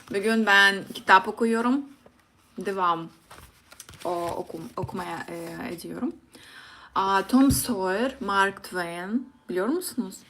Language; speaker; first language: Turkish; non-native, learner; Russian